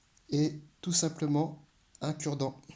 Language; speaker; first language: French; native; French